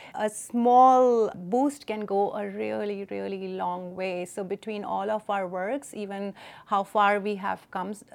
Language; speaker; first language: English; non-native, local second language; Hindi